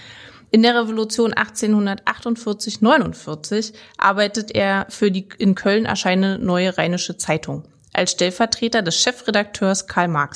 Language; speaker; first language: German; native; German